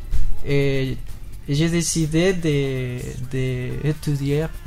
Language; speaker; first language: French; non-native, learner; Spanish